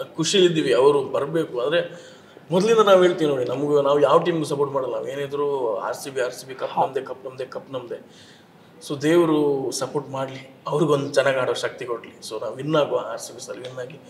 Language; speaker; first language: Kannada; non-native, local second language; Tulu